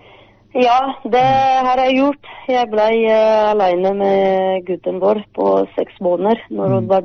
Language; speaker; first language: Norwegian; non-native, fluent; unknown